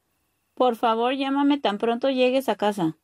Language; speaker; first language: Spanish; native; Spanish